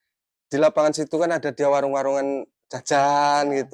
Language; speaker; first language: Indonesian; non-native, local second language; Javanese